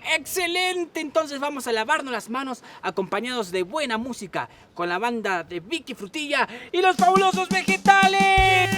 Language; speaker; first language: Spanish; native; Spanish